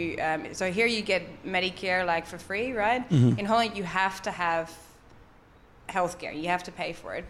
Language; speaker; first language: English; non-native, fluent; Dutch